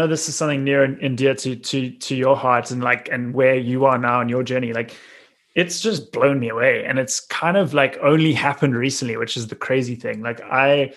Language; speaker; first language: English; native; English